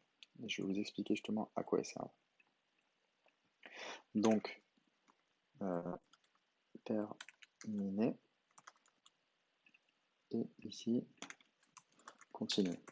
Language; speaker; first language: French; native; French